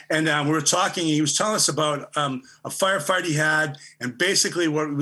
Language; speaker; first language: English; native; English